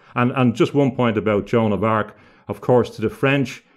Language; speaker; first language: English; native; English